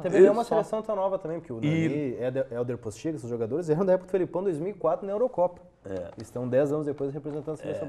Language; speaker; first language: Portuguese; native; Portuguese